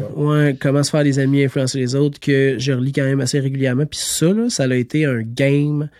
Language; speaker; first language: French; native; French